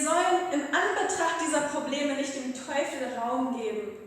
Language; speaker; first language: German; native; German